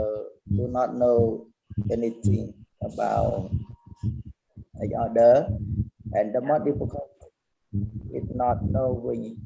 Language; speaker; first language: English; non-native, learner; Khmer